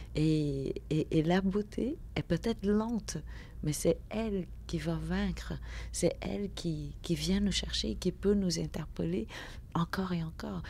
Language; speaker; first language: French; early bilingual, other home language; Vietnamese